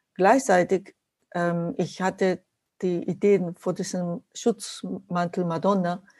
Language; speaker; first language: German; non-native, fluent; Japanese